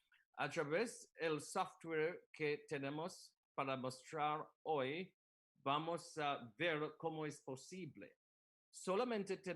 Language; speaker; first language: Spanish; non-native, learner; English